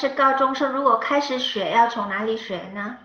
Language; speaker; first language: Chinese; non-native, fluent; Indonesian